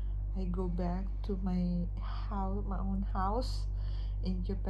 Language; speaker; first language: English; non-native, local second language; Indonesian